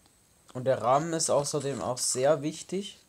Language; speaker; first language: German; native; German